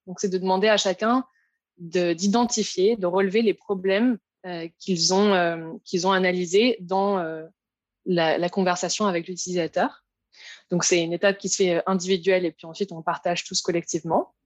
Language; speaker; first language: French; native; French